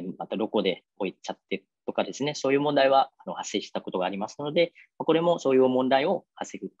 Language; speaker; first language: Japanese; non-native, fluent; Vietnamese